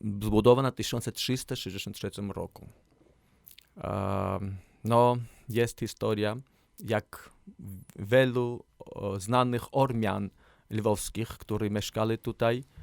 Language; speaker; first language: Polish; non-native, learner; Armenian